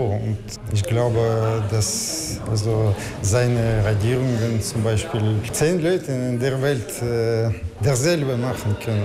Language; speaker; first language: German; non-native, learner; Russian